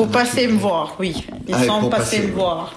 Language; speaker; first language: French; non-native, learner; Albanian